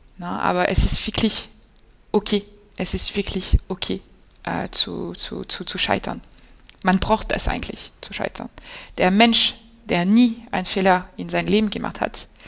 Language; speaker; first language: German; non-native, fluent; French